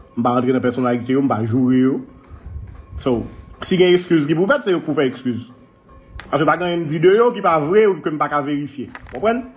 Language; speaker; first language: Haitian Creole; native; Haitian Creole